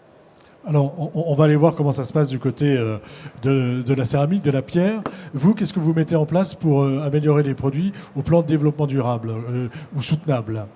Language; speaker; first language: French; native; French